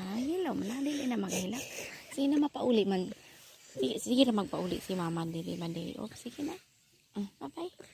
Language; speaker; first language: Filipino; non-native, local second language; Cebuano